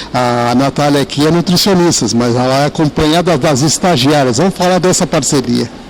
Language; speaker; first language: Portuguese; native; Portuguese